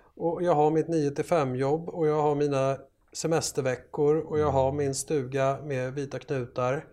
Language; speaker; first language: Swedish; native; Swedish